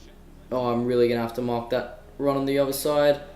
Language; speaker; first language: English; native; English